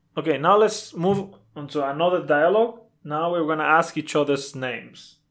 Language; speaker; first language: English; non-native, fluent; Spanish